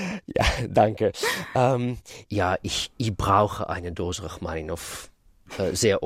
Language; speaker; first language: German; non-native, fluent; Russian